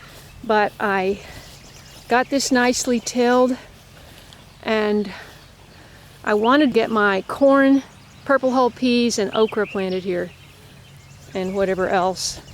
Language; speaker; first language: English; native; English